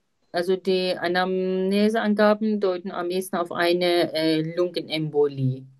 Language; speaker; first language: German; non-native, fluent; Turkish